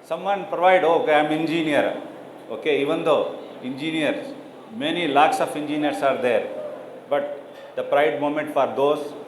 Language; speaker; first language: English; non-native, local second language; Urdu